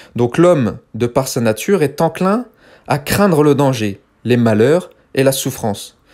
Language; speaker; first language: French; early bilingual, other home language; Kabyle